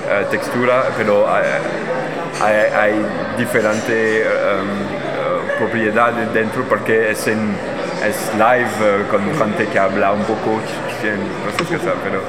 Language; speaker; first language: Spanish; non-native, learner; French